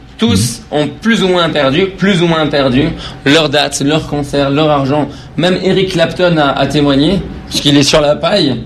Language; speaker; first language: French; non-native, fluent; Persian